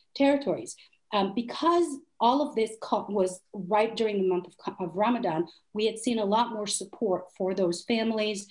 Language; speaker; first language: English; non-native, fluent; Hebrew